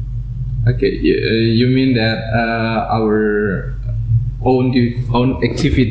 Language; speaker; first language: English; non-native, fluent; Indonesian